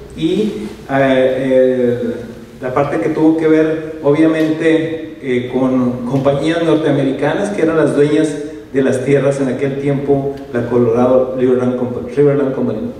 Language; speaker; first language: Spanish; native; Spanish